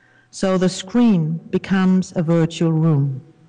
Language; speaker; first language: English; non-native, fluent; German